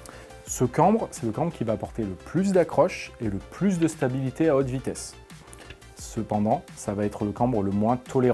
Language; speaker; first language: French; native; French